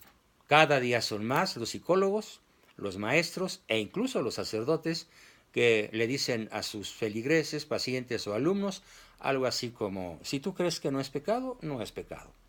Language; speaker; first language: Spanish; native; Spanish